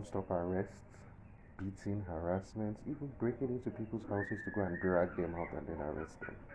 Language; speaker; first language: English; non-native, local second language; Yoruba